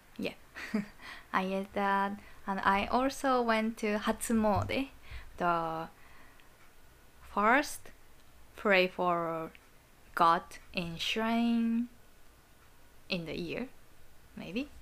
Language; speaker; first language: English; non-native, learner; Japanese